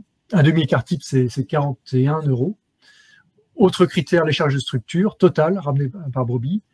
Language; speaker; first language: French; native; French